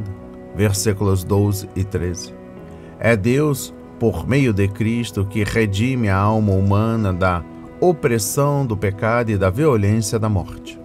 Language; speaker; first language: Portuguese; native; Portuguese